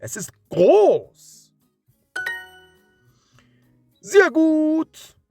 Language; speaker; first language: German; non-native, fluent; English